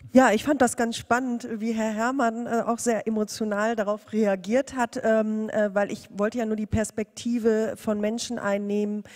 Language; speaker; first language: German; native; German